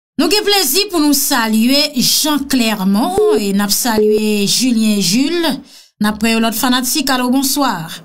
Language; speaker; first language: Haitian Creole; native; Haitian Creole